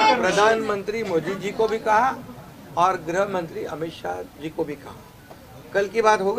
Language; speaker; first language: Hindi; non-native, local second language; Marathi